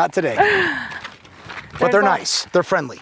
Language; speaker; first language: English; native; English